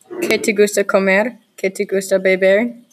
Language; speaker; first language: Spanish; non-native, learner; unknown